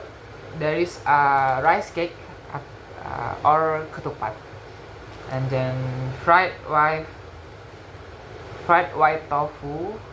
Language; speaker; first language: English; non-native, learner; Indonesian